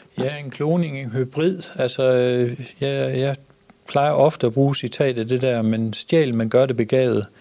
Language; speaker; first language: Danish; native; Danish